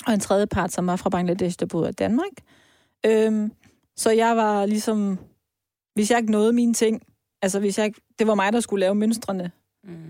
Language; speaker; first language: Danish; early bilingual, other home language; Persian